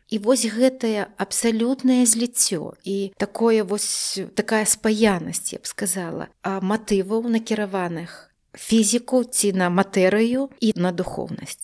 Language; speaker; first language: Belarusian; native; Belarusian